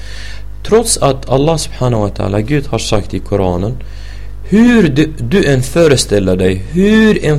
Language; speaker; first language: Swedish; non-native, fluent; Arabic